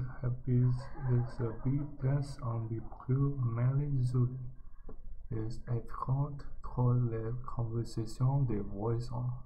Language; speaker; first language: French; non-native, learner; English